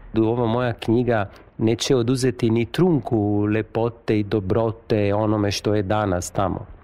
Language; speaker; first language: Serbian; non-native, fluent; Italian